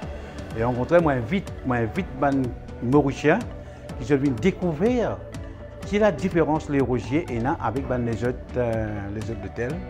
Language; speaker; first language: French; non-native, local second language; Morisyen